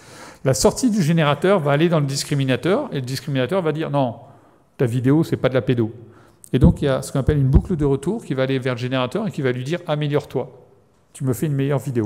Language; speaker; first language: French; native; French